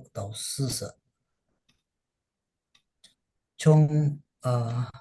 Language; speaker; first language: Chinese; non-native, learner; Indonesian